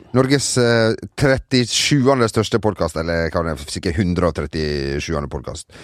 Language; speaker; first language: Norwegian; native; Norwegian